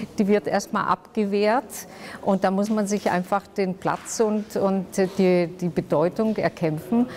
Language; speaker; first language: German; non-native, local second language; Yiddish